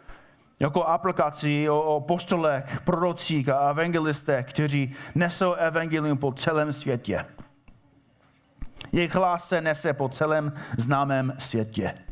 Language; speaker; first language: Czech; non-native, fluent; English